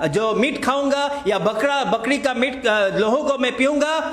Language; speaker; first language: Hindi; non-native, local second language; Assamese